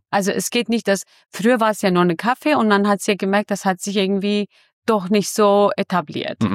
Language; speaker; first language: German; non-native, fluent; Kurdish